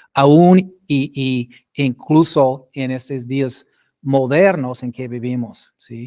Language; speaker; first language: Spanish; non-native, fluent; English